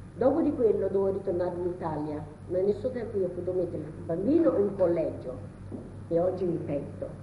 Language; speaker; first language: Italian; native; Italian